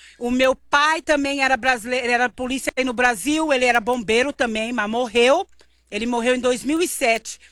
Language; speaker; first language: Portuguese; native; Portuguese